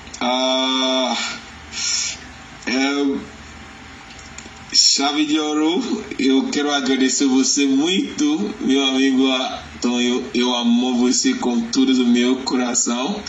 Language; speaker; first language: Portuguese; non-native, learner; Yoruba